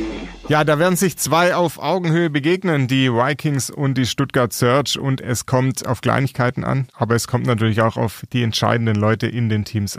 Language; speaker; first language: German; native; German